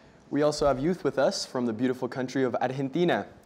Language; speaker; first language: English; native; English